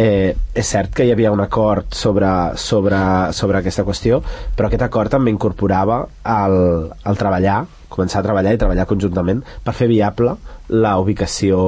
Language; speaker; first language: Catalan; native; Catalan